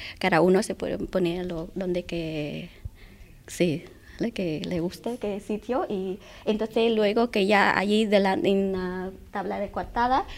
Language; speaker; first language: Spanish; non-native, learner; Khmer